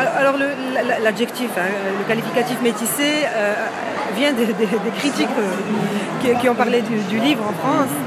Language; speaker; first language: French; non-native, local second language; Arabic